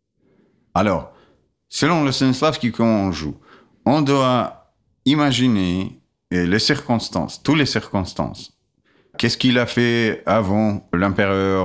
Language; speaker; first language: French; non-native, fluent; Russian